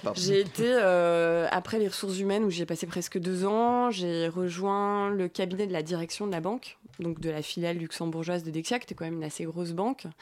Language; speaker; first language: French; native; French